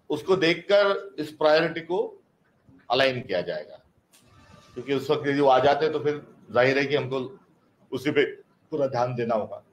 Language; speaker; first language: Hindi; non-native, local second language; Marathi